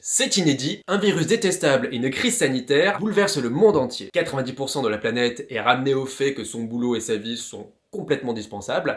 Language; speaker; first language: French; native; French